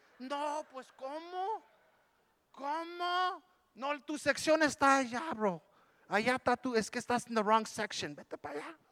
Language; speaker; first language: Spanish; early bilingual, heritage; Spanish